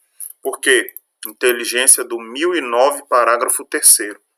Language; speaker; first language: Portuguese; native; Portuguese